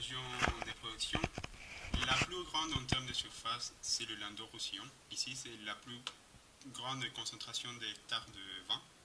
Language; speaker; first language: French; non-native, fluent; Spanish